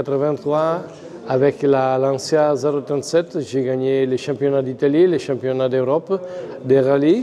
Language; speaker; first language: French; non-native, fluent; Italian